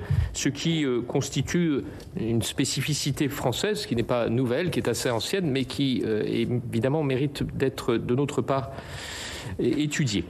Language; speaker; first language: French; native; French